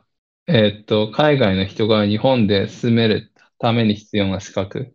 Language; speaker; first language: Japanese; early bilingual, other home language; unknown